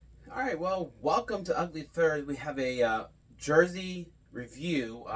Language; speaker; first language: English; native; English